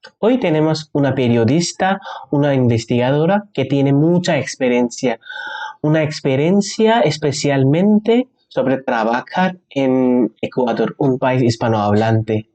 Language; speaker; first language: Spanish; non-native, learner; Bangla